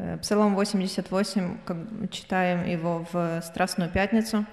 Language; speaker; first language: Polish; non-native, learner; Russian